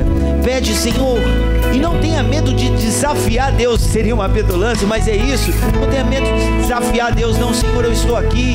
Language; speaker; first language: Portuguese; native; Portuguese